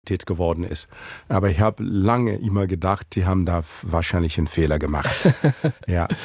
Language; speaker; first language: German; non-native, fluent; Mossi